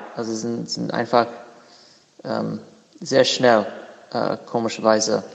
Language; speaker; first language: German; non-native, learner; English